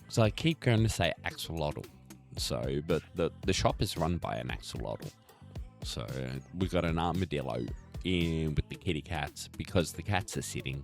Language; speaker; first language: English; native; English